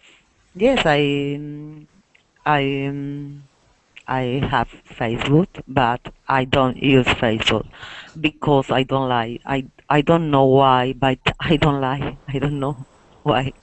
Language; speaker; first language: English; non-native, learner; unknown